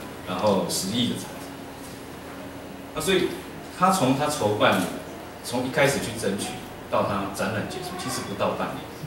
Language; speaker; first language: Chinese; native; Chinese